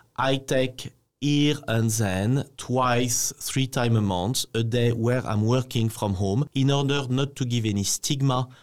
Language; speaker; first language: English; non-native, fluent; French